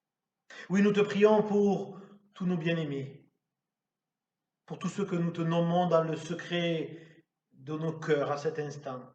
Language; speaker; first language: French; native; French